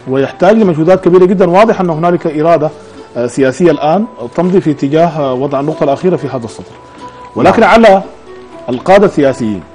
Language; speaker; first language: Arabic; native; Arabic